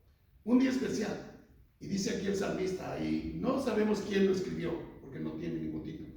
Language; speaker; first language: Spanish; native; Spanish